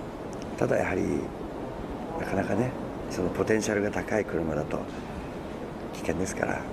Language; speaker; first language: Japanese; native; Japanese